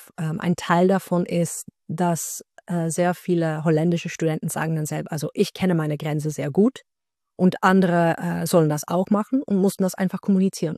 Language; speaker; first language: German; non-native, fluent; Dutch